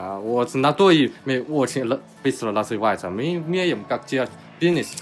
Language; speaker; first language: Russian; non-native, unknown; Chinese